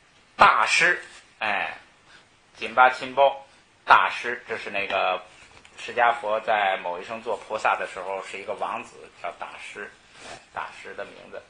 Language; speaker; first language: Chinese; native; Chinese